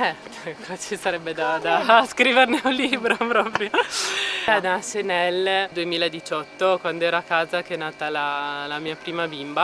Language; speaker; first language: Italian; native; Italian